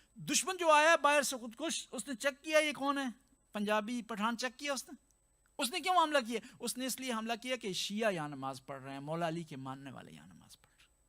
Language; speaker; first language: Urdu; non-native, local second language; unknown